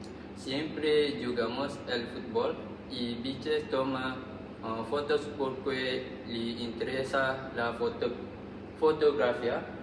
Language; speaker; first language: Spanish; non-native, learner; Malay